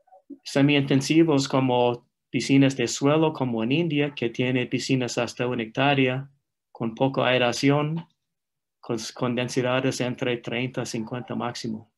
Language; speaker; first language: Spanish; non-native, fluent; English